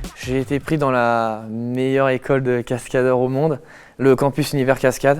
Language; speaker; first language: French; native; French